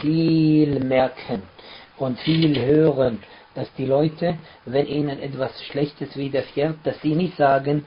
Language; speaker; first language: German; non-native, fluent; Arabic